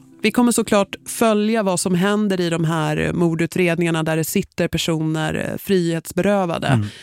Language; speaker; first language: Swedish; native; Swedish